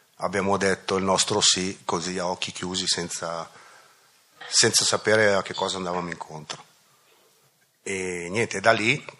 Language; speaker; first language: Italian; native; Italian